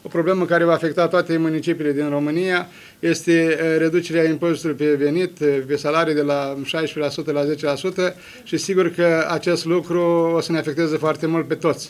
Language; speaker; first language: Romanian; native; Romanian